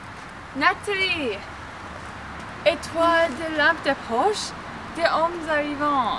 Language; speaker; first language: French; non-native, learner; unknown